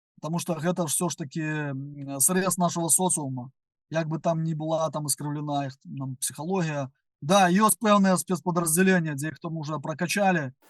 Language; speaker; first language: Belarusian; non-native, local second language; Russian